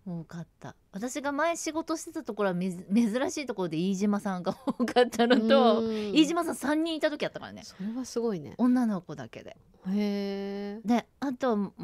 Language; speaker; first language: Japanese; native; Japanese